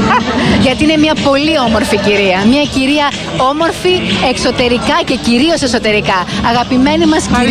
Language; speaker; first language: Greek; native; Greek